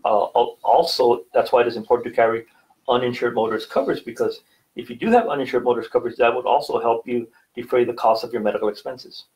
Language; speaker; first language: English; native; English